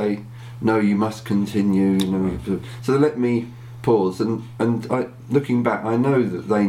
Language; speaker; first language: English; native; English